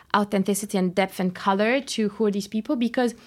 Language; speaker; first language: English; non-native, fluent; Bulgarian